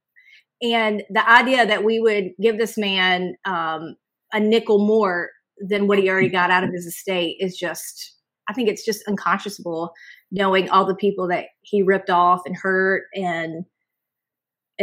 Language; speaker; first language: English; native; English